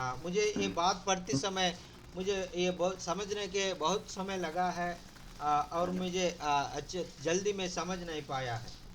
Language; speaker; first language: Hindi; non-native, local second language; Telugu